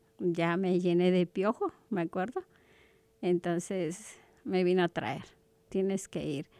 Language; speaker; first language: Spanish; non-native, local second language; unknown